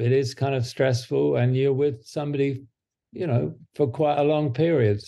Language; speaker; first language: English; native; English